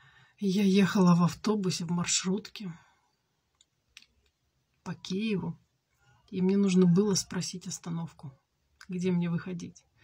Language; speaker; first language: Russian; native; Russian